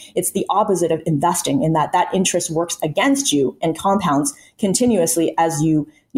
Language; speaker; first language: English; early bilingual, other home language; Chinese